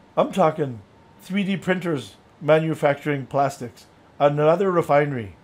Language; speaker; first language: English; native; English